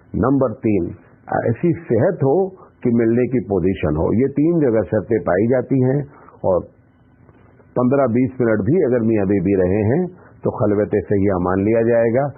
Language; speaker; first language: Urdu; native; Urdu